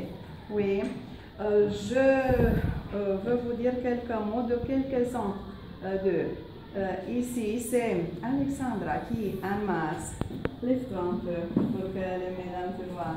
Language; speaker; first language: French; non-native, fluent; Romanian